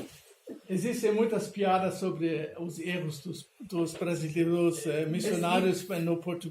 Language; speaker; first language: Portuguese; non-native, fluent; German